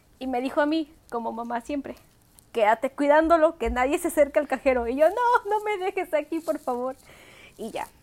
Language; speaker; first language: Spanish; early bilingual, heritage; Spanish